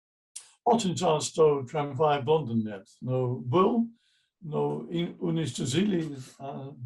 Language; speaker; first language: Russian; non-native, fluent; English